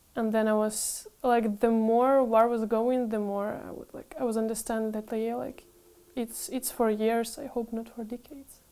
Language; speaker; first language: English; non-native, fluent; Ukrainian